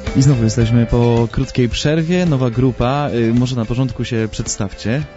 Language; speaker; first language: Polish; native; Polish